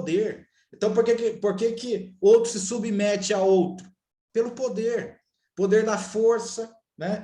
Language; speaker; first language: Portuguese; native; Portuguese